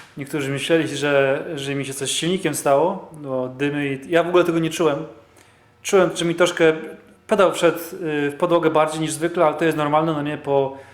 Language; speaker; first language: Polish; early bilingual, heritage; Polish